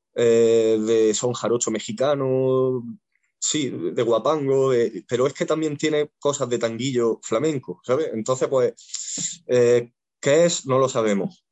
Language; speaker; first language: Spanish; native; Spanish